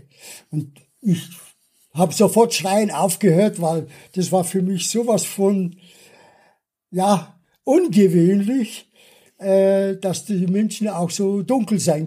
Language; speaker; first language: German; early bilingual, other home language; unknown